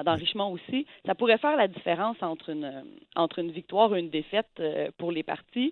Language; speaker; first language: French; native; French